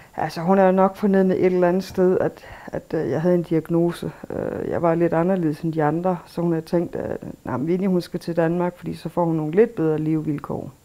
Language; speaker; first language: Danish; early bilingual, other home language; Kalaallisut